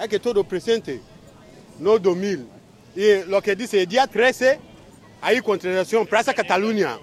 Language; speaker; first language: Spanish; non-native, learner; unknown